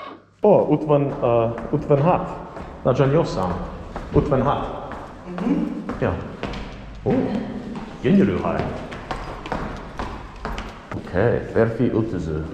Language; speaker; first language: Hungarian; non-native, learner; English